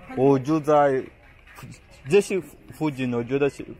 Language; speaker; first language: Chinese; non-native, learner; Rundi